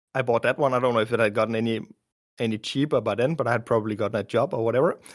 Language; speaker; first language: English; non-native, fluent; Danish